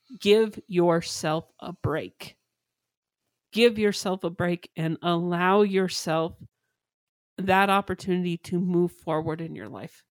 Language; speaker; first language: English; native; English